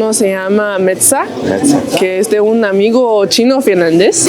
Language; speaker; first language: Spanish; non-native, fluent; Chinese